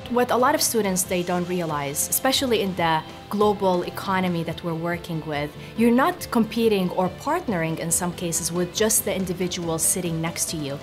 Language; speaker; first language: English; non-native, fluent; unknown